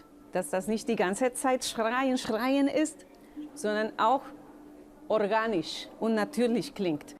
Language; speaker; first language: German; non-native, fluent; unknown